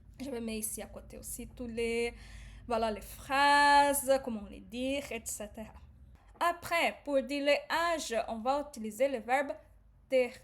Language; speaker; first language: French; non-native, fluent; Portuguese